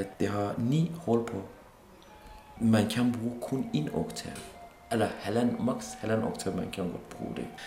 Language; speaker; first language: Danish; non-native, fluent; Kurdish